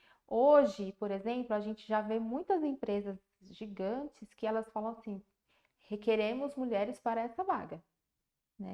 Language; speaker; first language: Portuguese; native; Portuguese